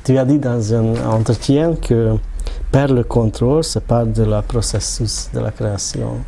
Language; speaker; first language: French; non-native, learner; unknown